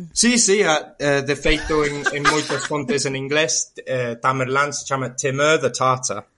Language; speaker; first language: Galician; non-native, fluent; English